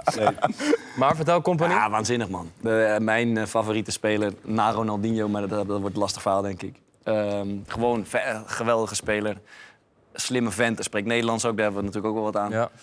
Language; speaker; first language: Dutch; native; Dutch